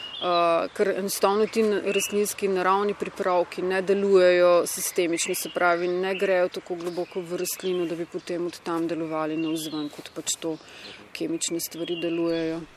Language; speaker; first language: Slovenian; native; Slovenian